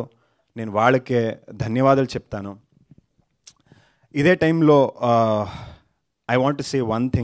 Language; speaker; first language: Telugu; non-native, learner; Kannada